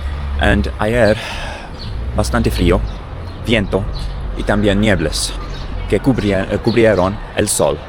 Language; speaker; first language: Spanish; non-native, learner; English